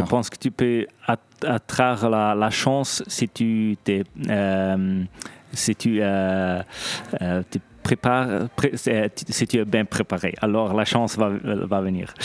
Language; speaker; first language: French; non-native, local second language; Italian